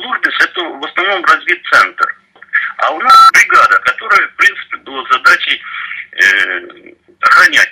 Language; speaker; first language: Russian; native; Russian